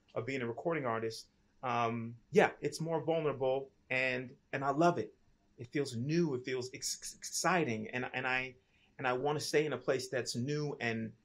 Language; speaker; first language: English; native; English